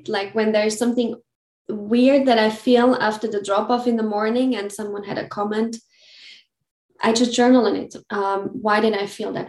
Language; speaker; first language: English; non-native, fluent; German